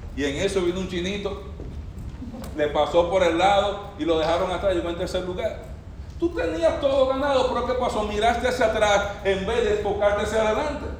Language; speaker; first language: Spanish; native; Spanish